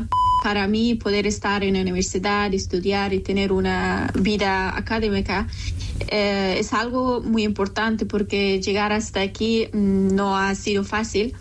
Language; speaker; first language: Spanish; non-native, local second language; Persian